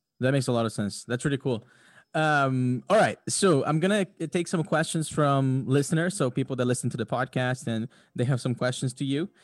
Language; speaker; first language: English; non-native, fluent; Portuguese